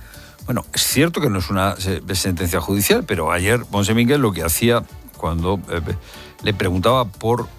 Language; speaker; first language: Spanish; native; Spanish